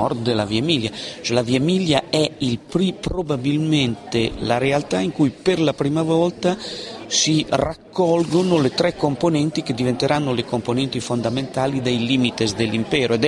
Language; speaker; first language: Italian; native; Italian